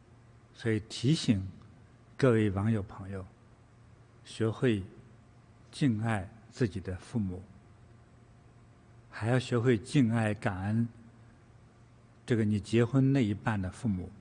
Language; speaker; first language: Chinese; native; Chinese